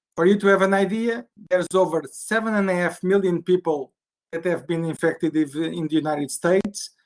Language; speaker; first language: English; non-native, fluent; Portuguese